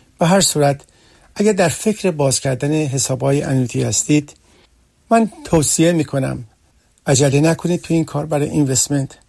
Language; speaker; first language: Persian; early bilingual, heritage; Persian